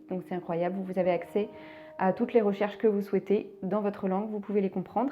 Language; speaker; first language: French; native; French